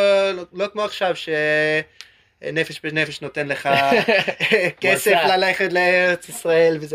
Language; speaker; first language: Hebrew; non-native, learner; English